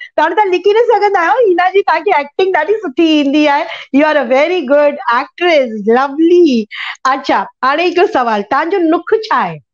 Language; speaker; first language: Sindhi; early bilingual, heritage; Sindhi